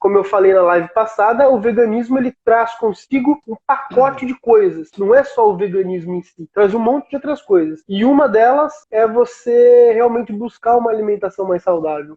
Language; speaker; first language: Portuguese; native; Portuguese